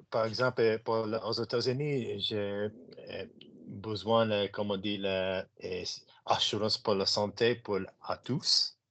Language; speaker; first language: French; non-native, learner; English